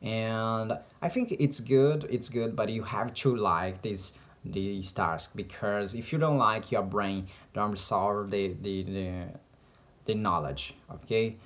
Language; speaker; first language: English; non-native, learner; Portuguese